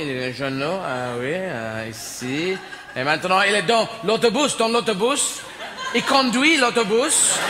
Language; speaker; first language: French; non-native, fluent; English